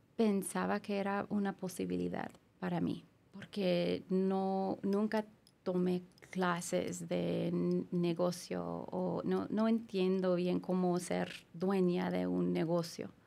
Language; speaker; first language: Spanish; non-native, learner; English